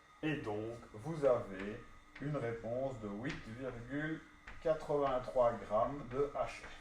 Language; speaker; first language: French; native; French